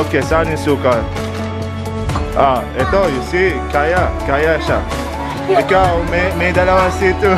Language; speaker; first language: Filipino; non-native, learner; Arabic